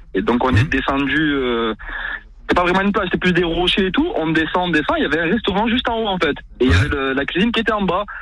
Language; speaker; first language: French; native; French